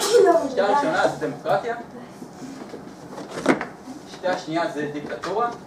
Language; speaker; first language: Hebrew; native; Hebrew